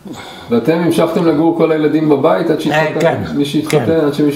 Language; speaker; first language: Hebrew; native; Hebrew